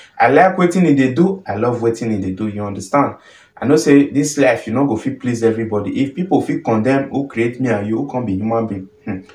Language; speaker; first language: Nigerian Pidgin; native; Nigerian Pidgin